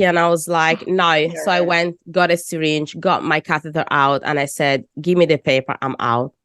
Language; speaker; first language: English; non-native, fluent; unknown